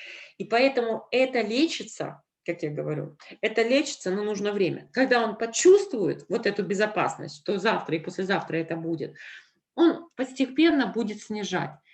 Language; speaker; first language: Russian; native; Russian